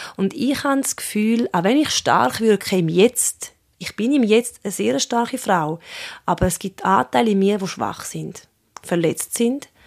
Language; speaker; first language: German; early bilingual, other home language; Swiss German